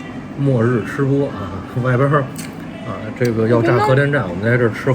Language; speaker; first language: Chinese; native; Chinese